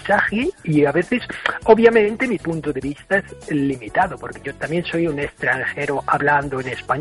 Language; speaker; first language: Spanish; non-native, fluent; English